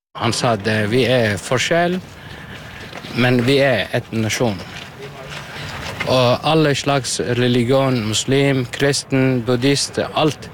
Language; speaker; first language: Norwegian; non-native, learner; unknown